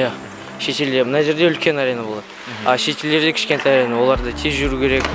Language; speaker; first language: Kazakh; non-native, local second language; Russian